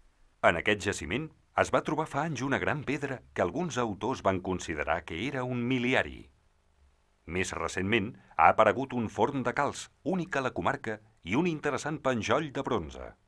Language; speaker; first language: Catalan; native; Catalan